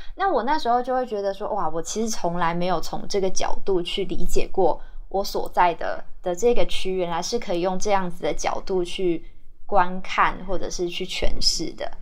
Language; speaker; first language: Chinese; native; Chinese